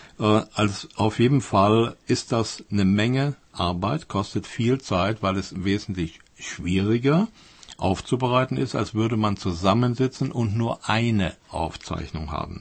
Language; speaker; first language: German; native; German